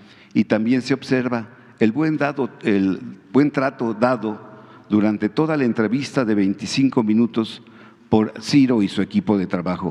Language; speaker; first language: Spanish; native; Spanish